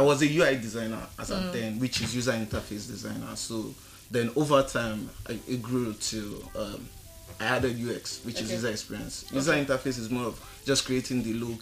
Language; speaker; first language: English; non-native, local second language; Yoruba